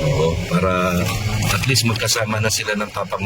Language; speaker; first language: Filipino; native; Filipino